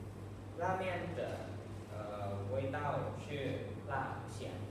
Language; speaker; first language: Chinese; non-native, learner; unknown